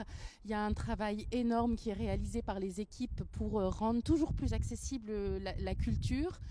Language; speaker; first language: French; native; French